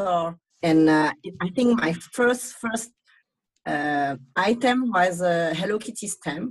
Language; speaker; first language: English; non-native, fluent; Vietnamese